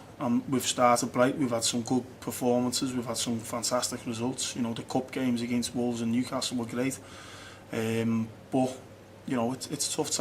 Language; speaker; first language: English; native; English